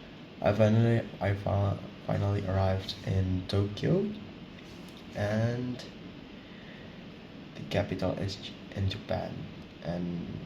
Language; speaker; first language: English; non-native, learner; Indonesian